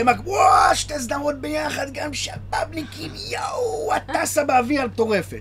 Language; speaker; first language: Hebrew; native; Hebrew